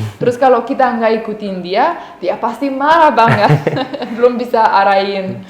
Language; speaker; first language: Indonesian; non-native, fluent; Romanian